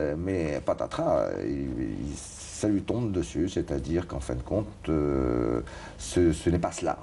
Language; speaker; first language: French; non-native, local second language; Arabic